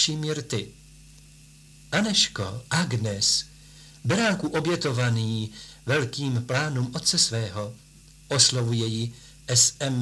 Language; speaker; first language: Czech; native; Czech